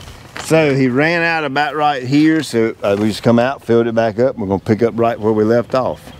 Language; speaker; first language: English; native; English